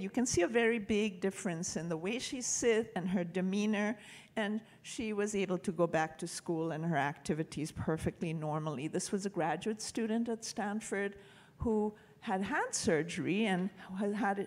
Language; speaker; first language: English; native; English